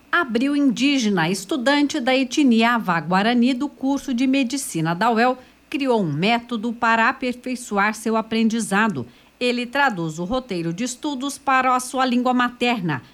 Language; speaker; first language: Portuguese; native; Portuguese